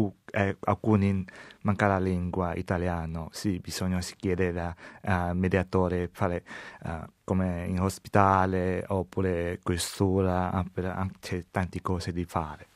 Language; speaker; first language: Italian; non-native, learner; Chinese